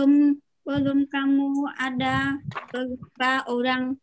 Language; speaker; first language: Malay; non-native, learner; Vietnamese